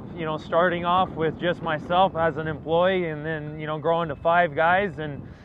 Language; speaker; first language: English; native; English